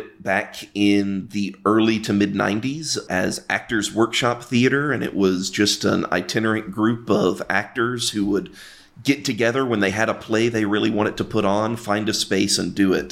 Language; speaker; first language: English; native; English